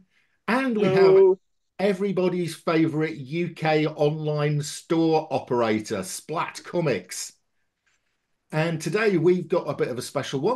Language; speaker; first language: English; native; English